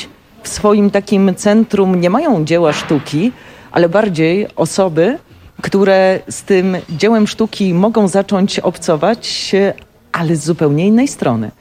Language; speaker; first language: Polish; native; Polish